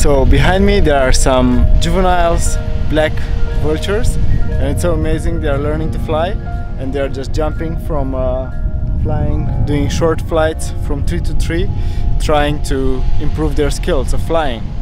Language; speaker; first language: English; non-native, fluent; Italian